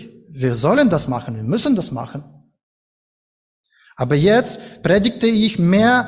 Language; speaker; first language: German; non-native, learner; Ukrainian